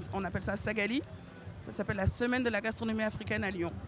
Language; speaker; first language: French; native; French